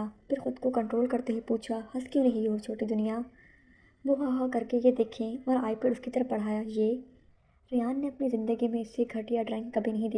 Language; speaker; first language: Urdu; native; Urdu